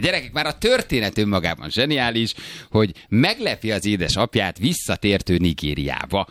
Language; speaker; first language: Hungarian; native; Hungarian